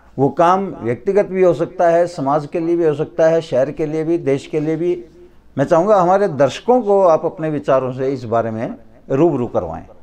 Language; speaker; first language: Hindi; native; Hindi